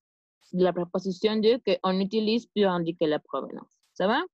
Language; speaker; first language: French; non-native, fluent; Spanish